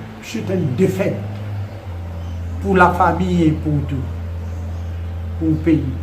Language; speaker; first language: French; non-native, local second language; Morisyen